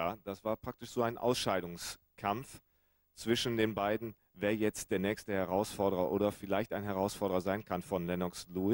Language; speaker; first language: German; native; German